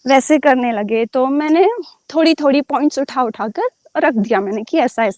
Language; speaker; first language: Hindi; native; Hindi